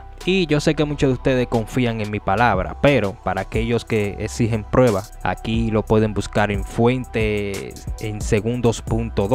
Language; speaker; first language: Spanish; native; Spanish